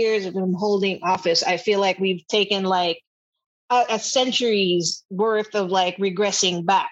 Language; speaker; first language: English; non-native, local second language; Filipino